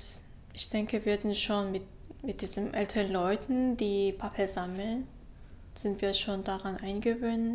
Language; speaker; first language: German; non-native, fluent; Korean